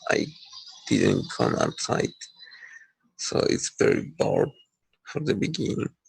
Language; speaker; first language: English; non-native, learner; Spanish